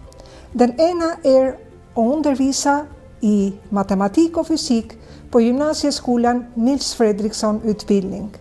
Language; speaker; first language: Swedish; non-native, fluent; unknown